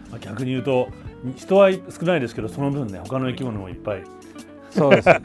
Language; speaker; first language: Japanese; native; Japanese